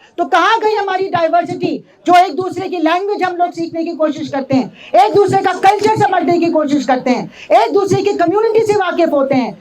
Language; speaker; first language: Hindi; native; Hindi